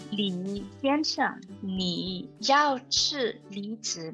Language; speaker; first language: Chinese; non-native, learner; English